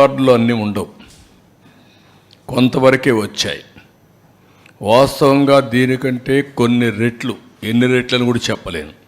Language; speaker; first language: Telugu; native; Telugu